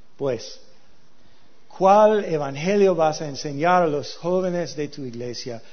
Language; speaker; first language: Spanish; non-native, learner; English